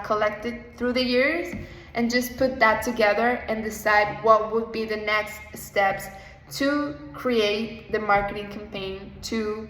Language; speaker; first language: English; non-native, fluent; Spanish